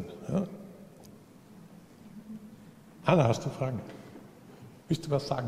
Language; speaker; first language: German; native; German